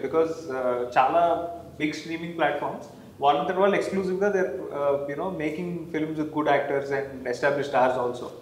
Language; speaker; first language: Telugu; native; Telugu